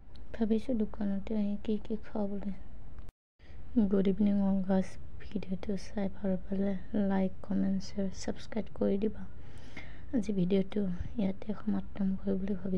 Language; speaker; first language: Hindi; non-native, local second language; Assamese